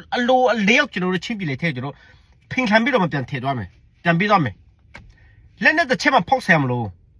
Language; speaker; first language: Burmese; non-native, local second language; Hakha Chin